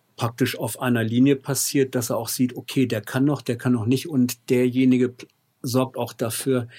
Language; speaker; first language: German; native; German